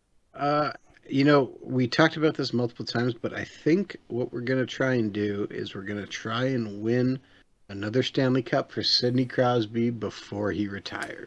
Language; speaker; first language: English; native; English